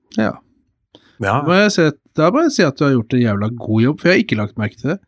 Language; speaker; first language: Norwegian; native; Norwegian